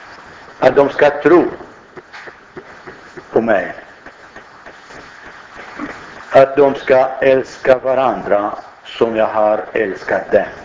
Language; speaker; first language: Swedish; non-native, fluent; Arabic